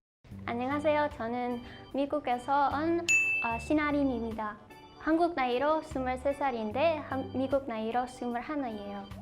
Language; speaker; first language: Korean; non-native, learner; English